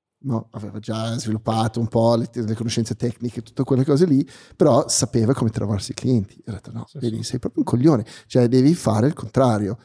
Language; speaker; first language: Italian; early bilingual, heritage; Italian